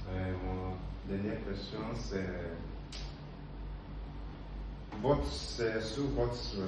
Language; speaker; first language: French; non-native, learner; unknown